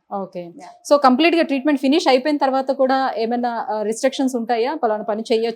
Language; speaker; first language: Telugu; native; Telugu